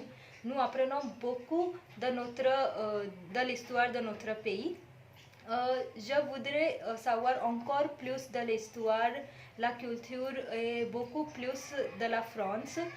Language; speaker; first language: French; non-native, fluent; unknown